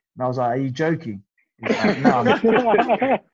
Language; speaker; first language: English; native; English